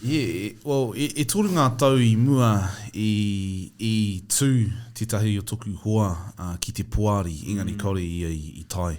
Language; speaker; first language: Māori; non-native, learner; English